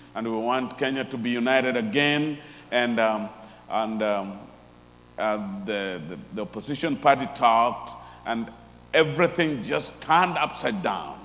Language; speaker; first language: English; non-native, local second language; Luo (Kenya and Tanzania)